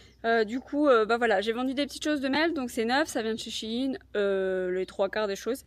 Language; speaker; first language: French; native; French